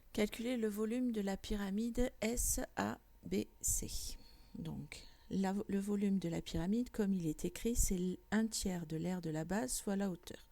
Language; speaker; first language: French; native; French